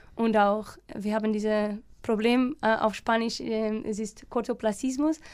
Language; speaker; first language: German; non-native, learner; Portuguese